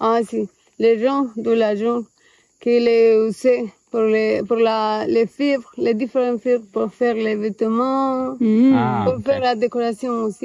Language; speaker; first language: French; non-native, learner; Spanish